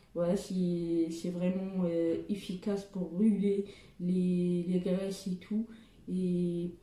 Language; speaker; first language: French; non-native, local second language; Arabic